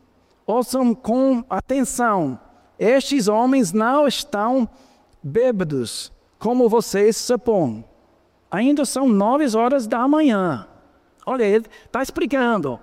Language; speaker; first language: Portuguese; non-native, fluent; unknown